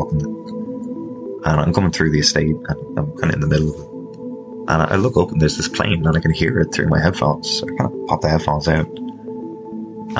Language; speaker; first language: English; native; English